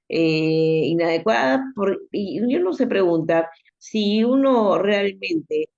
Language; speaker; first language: Spanish; native; Spanish